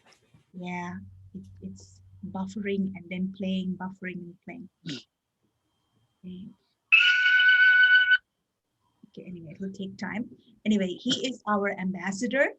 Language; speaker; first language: English; non-native, fluent; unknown